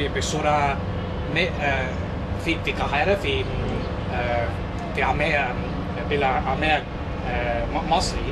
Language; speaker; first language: Arabic; non-native, learner; English